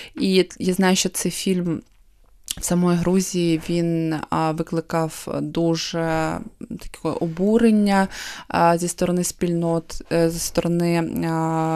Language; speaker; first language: Ukrainian; non-native, local second language; Russian